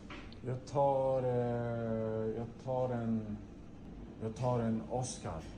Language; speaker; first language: Swedish; non-native, learner; Mongolian